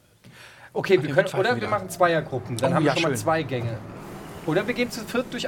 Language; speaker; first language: German; native; German